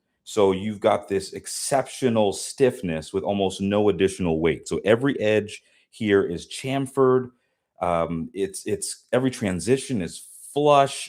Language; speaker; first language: English; native; English